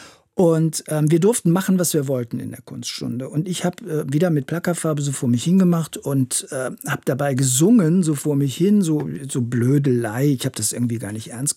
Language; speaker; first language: German; native; German